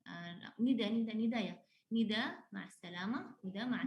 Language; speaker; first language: Arabic; non-native, fluent; Indonesian